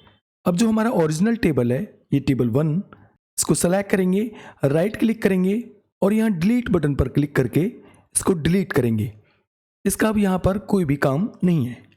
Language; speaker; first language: Hindi; native; Hindi